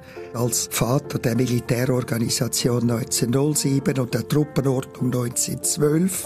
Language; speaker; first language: German; native; German